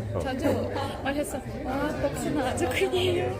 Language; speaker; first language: Korean; non-native, learner; Russian